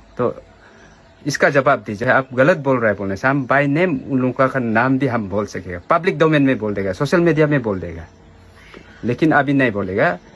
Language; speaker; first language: Hindi; non-native, local second language; Nepali